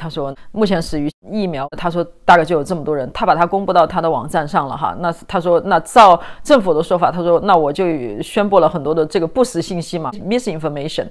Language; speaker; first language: Chinese; native; Chinese